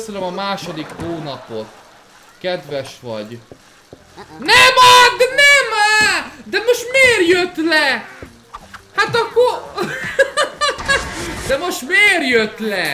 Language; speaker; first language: Hungarian; native; Hungarian